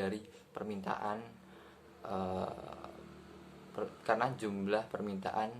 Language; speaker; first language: Indonesian; native; Indonesian